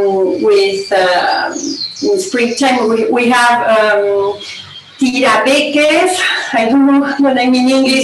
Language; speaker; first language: English; non-native, learner; Spanish